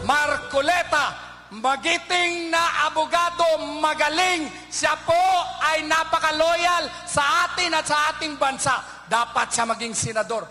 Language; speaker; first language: Filipino; non-native, local second language; Cebuano